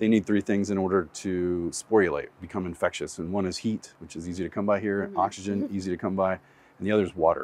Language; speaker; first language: English; native; English